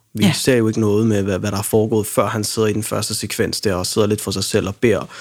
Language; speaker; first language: Danish; early bilingual, other home language; Arabic